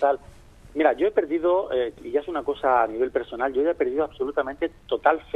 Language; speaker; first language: Spanish; native; Spanish